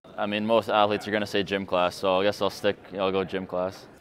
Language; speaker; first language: English; native; English